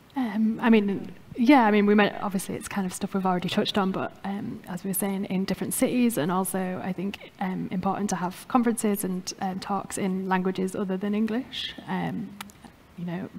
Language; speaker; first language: English; native; English